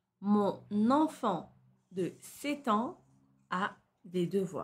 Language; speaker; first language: French; non-native, fluent; Turkish